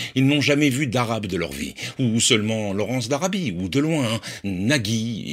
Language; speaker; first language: French; native; French